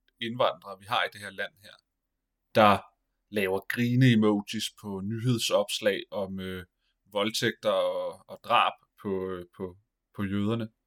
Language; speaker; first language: Danish; native; Danish